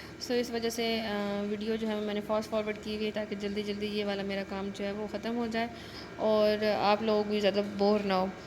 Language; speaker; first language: Urdu; native; Urdu